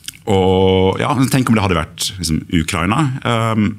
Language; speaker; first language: Norwegian; early bilingual, other home language; English